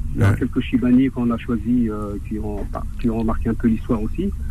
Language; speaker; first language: French; native; French